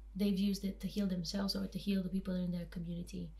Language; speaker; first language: English; non-native, fluent; Romanian